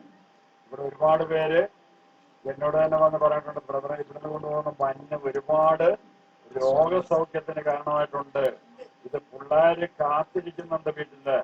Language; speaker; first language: Malayalam; native; Malayalam